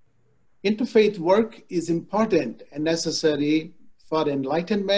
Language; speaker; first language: English; non-native, local second language; Telugu